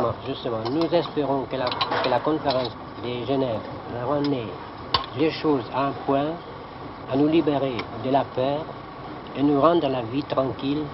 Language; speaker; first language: French; native; French